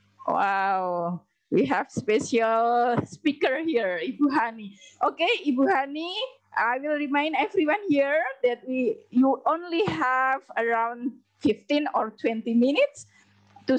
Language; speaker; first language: English; non-native, learner; Indonesian